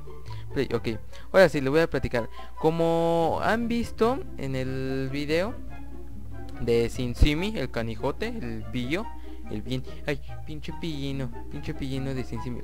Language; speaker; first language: Spanish; native; Spanish